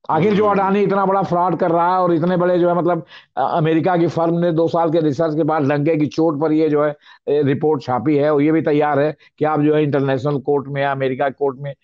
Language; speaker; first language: Hindi; native; Hindi